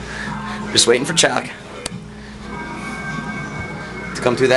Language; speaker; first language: English; native; English